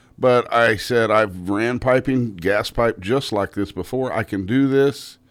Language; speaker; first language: English; native; English